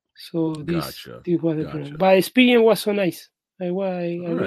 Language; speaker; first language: English; non-native, learner; Spanish